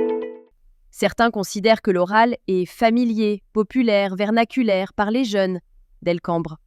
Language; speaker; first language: French; non-native, local second language; Arabic